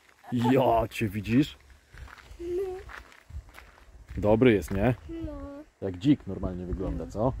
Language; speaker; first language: Polish; native; Polish